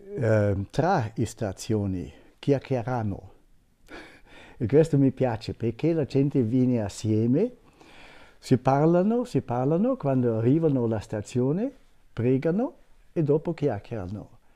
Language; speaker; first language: Italian; non-native, fluent; German